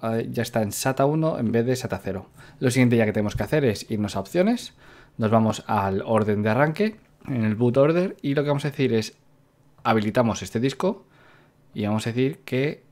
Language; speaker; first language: Spanish; native; Spanish